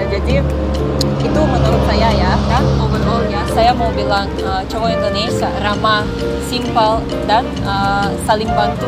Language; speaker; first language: Indonesian; non-native, fluent; Russian